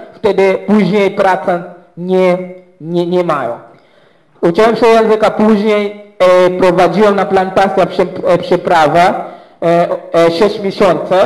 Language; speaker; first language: Polish; non-native, learner; Swahili